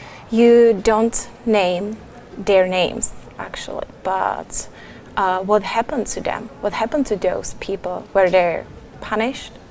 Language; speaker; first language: English; non-native, fluent; Czech